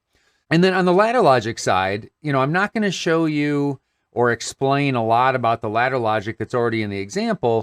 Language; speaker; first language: English; native; English